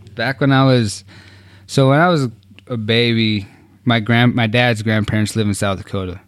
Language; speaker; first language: English; native; English